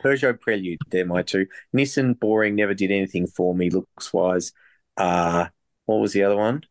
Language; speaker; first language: English; native; English